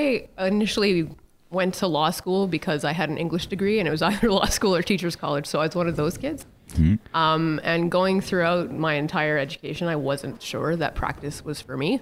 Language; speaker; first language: English; native; English